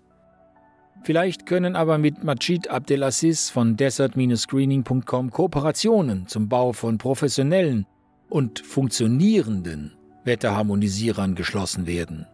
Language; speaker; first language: German; native; German